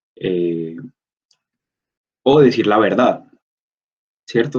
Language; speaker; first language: Spanish; native; Spanish